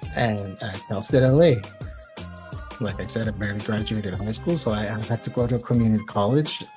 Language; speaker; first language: English; early bilingual, other home language; Spanish